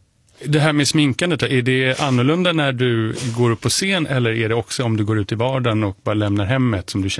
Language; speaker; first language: Swedish; native; Swedish